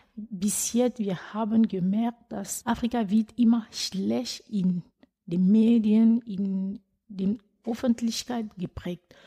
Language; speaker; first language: German; non-native, fluent; French